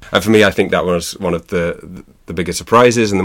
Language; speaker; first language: English; native; English